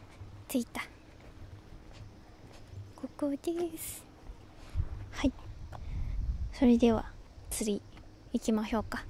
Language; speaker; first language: Japanese; non-native, learner; Chinese